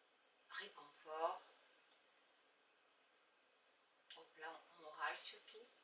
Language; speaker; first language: French; non-native, fluent; Bulgarian